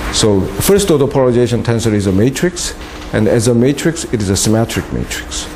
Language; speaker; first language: English; non-native, fluent; Korean